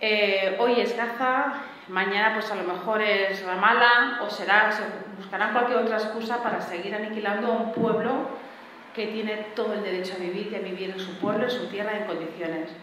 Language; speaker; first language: Spanish; native; Spanish